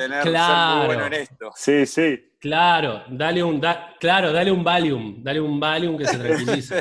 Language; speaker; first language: Spanish; native; Spanish